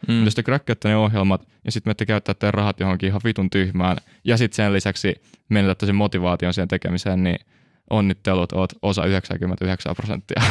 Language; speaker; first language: Finnish; native; Finnish